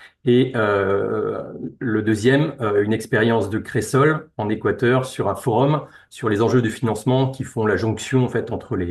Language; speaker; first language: French; native; French